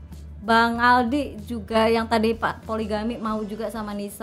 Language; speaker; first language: Indonesian; native; Indonesian